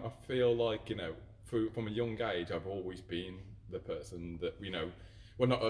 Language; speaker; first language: English; native; English